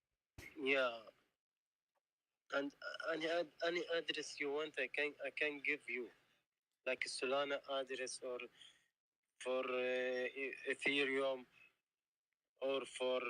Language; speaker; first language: English; non-native, learner; Arabic